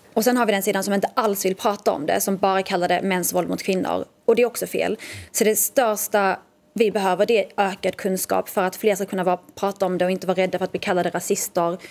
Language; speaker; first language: Swedish; early bilingual, other home language; Arabic